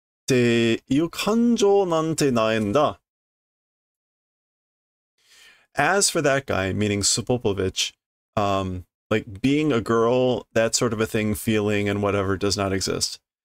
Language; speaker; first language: English; native; English